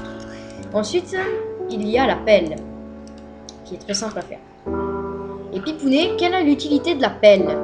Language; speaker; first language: French; native; French